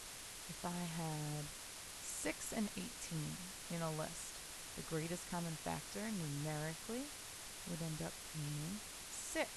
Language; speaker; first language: English; native; English